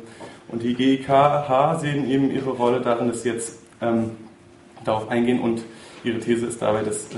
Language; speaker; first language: German; native; German